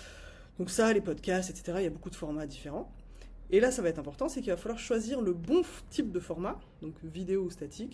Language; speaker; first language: French; native; French